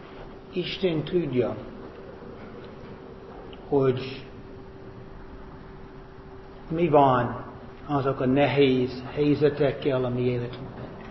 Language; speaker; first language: Hungarian; non-native, fluent; English